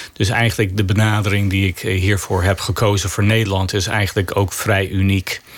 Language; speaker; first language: Dutch; non-native, fluent; English